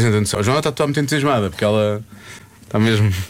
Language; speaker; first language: Portuguese; native; Portuguese